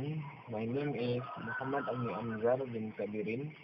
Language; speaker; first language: English; non-native, local second language; Malay